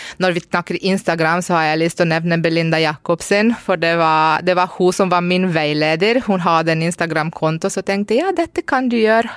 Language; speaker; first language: Norwegian; non-native, fluent; Romanian